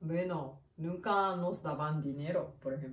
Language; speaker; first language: Spanish; non-native, learner; Japanese